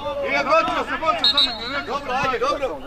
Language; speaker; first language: Serbian; native; Serbian